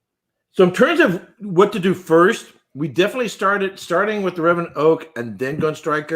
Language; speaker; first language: English; native; English